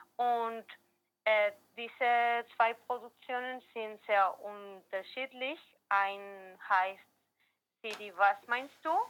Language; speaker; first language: German; non-native, learner; Spanish